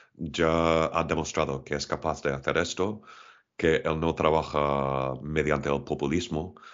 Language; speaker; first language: Spanish; non-native, fluent; English